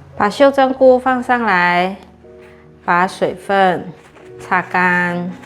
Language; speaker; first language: Chinese; native; Chinese